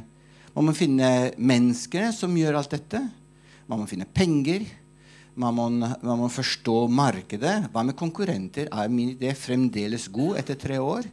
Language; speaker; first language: Norwegian; non-native, fluent; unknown